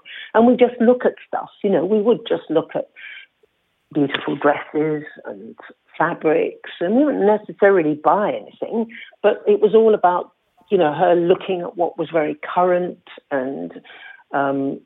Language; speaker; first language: English; native; English